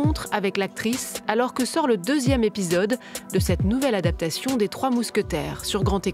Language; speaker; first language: French; native; French